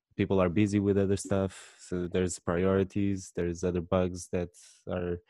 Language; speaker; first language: English; non-native, fluent; Portuguese